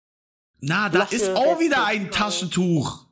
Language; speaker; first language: German; native; German